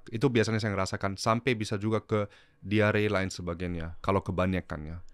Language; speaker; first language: Indonesian; early bilingual, heritage; German